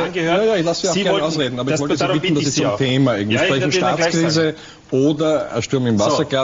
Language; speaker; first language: German; native; German